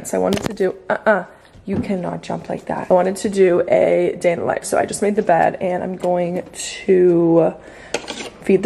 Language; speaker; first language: English; native; English